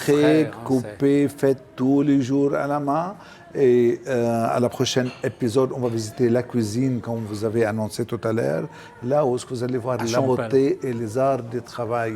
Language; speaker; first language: French; non-native, local second language; Arabic